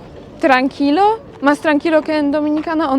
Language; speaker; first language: Spanish; non-native, fluent; Polish